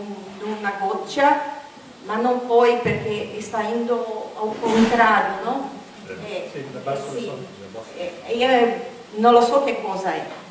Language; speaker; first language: Italian; non-native, learner; Portuguese